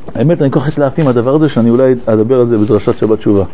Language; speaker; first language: Hebrew; early bilingual, other home language; French